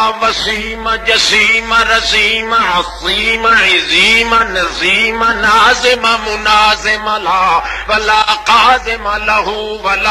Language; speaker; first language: Arabic; non-native, fluent; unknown